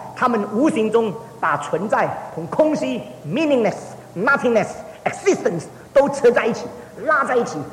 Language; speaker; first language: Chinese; early bilingual, heritage; Chinese